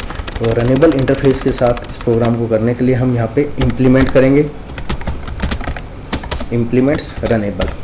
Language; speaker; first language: Hindi; native; Hindi